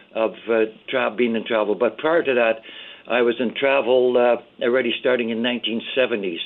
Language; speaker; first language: English; early bilingual, other home language; Dutch